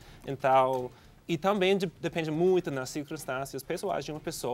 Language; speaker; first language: Portuguese; non-native, fluent; English